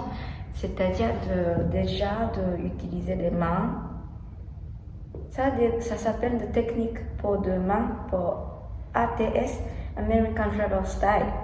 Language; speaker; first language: French; non-native, learner; Japanese